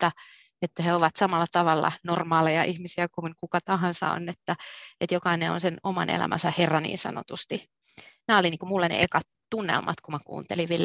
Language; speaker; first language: Finnish; native; Finnish